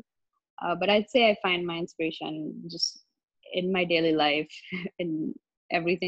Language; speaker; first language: English; non-native, local second language; Hindi